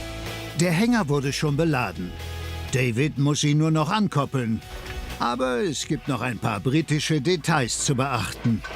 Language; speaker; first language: German; native; German